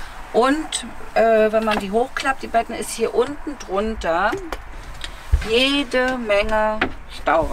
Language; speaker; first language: German; native; German